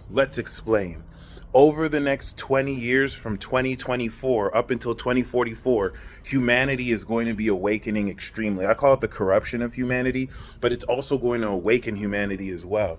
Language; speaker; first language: English; native; English